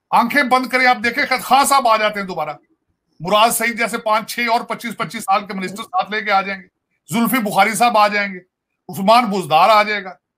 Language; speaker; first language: Hindi; native; Hindi